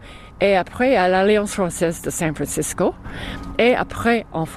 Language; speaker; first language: French; non-native, fluent; English